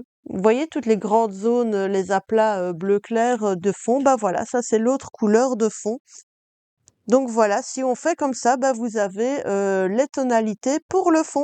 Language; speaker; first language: French; native; French